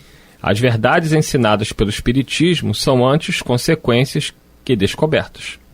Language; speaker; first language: Portuguese; native; Portuguese